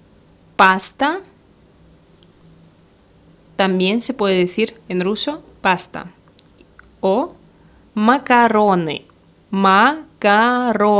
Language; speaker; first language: Spanish; non-native, fluent; Russian